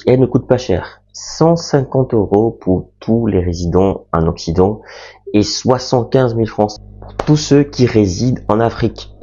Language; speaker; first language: French; native; French